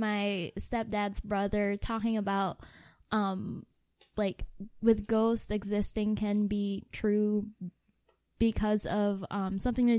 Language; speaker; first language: English; non-native, local second language; Filipino